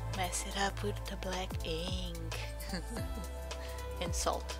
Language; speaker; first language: English; non-native, fluent; Portuguese